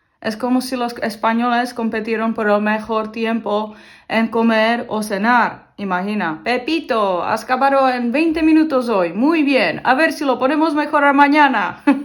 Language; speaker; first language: Spanish; non-native, fluent; Czech